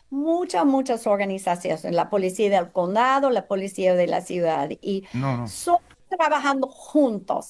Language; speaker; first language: Spanish; early bilingual, heritage; English